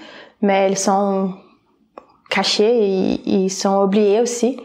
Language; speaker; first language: French; non-native, fluent; Portuguese